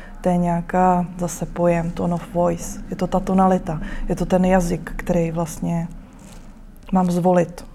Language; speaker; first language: Czech; native; Czech